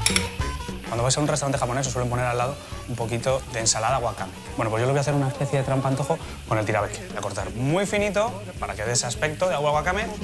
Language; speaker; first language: Spanish; native; Spanish